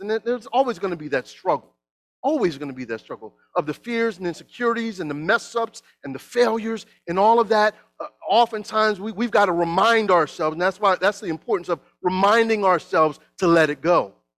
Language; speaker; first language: English; native; English